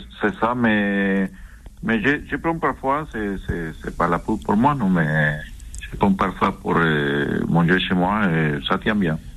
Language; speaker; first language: French; non-native, learner; Spanish